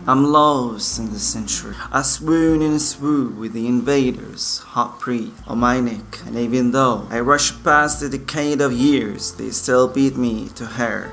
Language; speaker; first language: English; early bilingual, other home language; Arabic